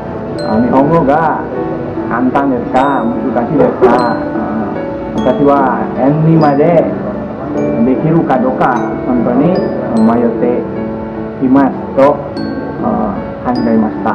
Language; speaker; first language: Japanese; non-native, learner; Indonesian